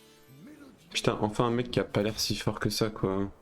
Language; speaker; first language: French; native; French